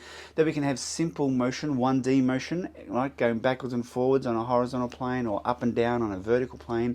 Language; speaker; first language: English; native; English